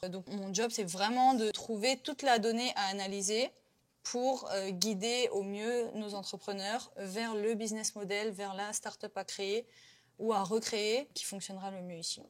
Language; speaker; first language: French; native; French